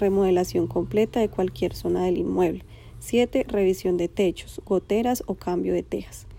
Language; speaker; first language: Spanish; native; Spanish